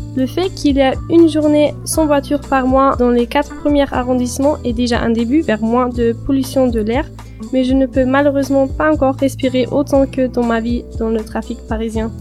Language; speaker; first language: French; non-native, fluent; German